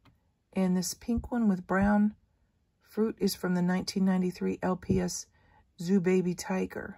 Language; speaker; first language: English; native; English